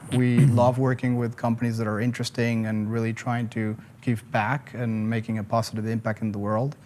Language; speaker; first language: English; non-native, fluent; Spanish